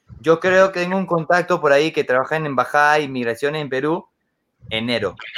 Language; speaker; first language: Spanish; non-native, fluent; English